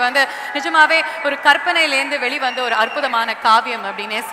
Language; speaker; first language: Tamil; native; Tamil